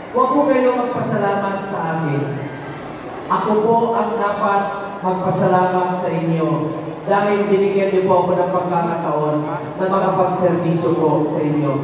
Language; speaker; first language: Filipino; non-native, local second language; Cebuano